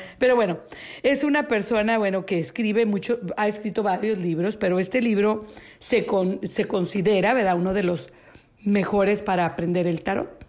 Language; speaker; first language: Spanish; native; Spanish